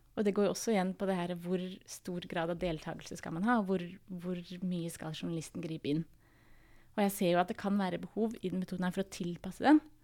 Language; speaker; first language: Norwegian; native; Norwegian